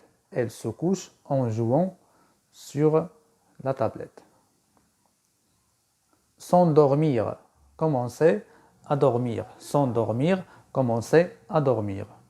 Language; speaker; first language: French; non-native, local second language; Arabic